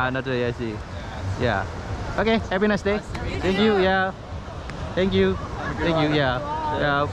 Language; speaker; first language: English; non-native, learner; Indonesian